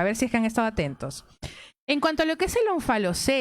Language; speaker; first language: Spanish; native; Spanish